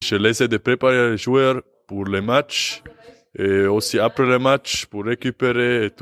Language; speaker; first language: French; non-native, learner; English